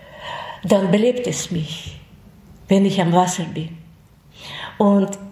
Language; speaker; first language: German; non-native, fluent; Russian